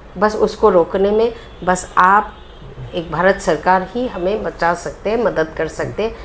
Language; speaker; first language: Hindi; non-native, local second language; Manipuri